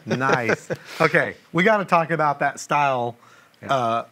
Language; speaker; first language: English; native; English